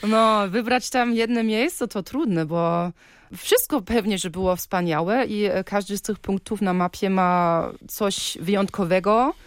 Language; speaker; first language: Polish; early bilingual, heritage; Polish